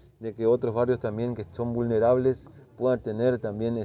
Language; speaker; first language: Spanish; native; Spanish